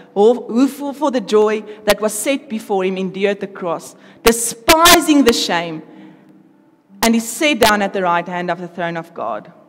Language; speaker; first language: English; non-native, local second language; Afrikaans